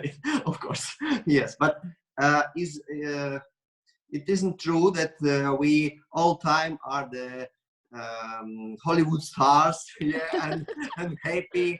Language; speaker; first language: English; non-native, learner; Russian